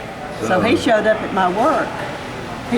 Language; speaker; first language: English; native; English